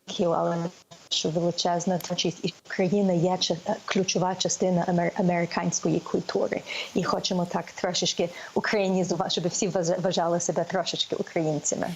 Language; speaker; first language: Ukrainian; early bilingual, heritage; Ukrainian